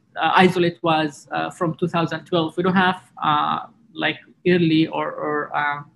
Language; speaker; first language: English; non-native, fluent; Arabic